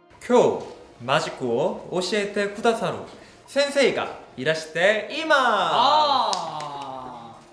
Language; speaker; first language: Japanese; non-native, learner; Korean